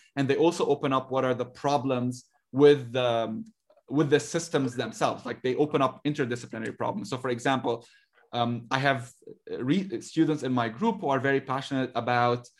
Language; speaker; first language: English; non-native, fluent; Arabic